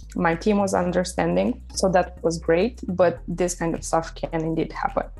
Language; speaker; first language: English; non-native, fluent; Romanian